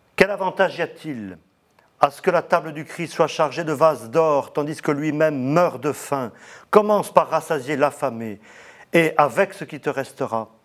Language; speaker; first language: French; native; French